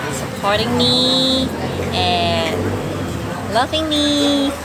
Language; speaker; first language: English; non-native, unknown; Thai